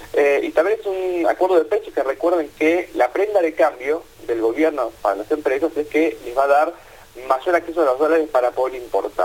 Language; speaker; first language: Spanish; native; Spanish